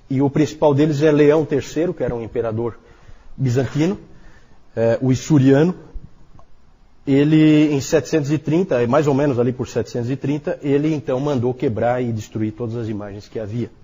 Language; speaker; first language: Portuguese; native; Portuguese